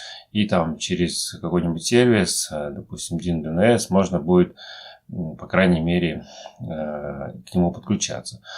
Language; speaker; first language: Russian; native; Russian